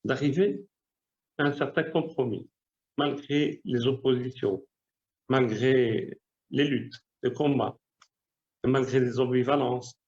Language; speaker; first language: French; non-native, local second language; Arabic